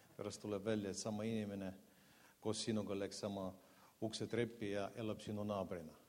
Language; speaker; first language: Estonian; non-native, local second language; Russian